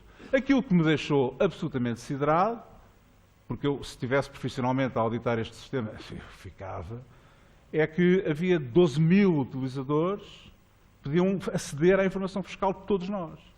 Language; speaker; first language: Portuguese; native; Portuguese